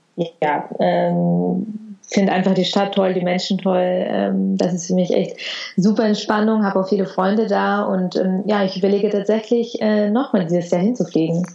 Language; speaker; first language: German; early bilingual, other home language; Russian